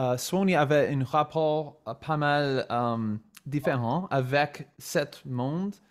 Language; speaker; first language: French; non-native, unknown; English